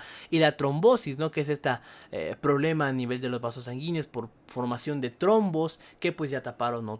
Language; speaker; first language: Spanish; native; Spanish